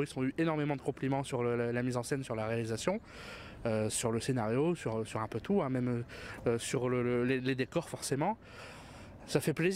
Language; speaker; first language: French; native; French